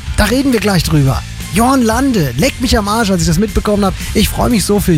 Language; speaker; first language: German; native; German